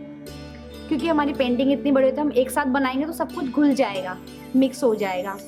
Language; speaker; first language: Hindi; native; Hindi